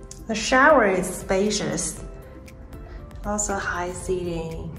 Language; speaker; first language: English; non-native, fluent; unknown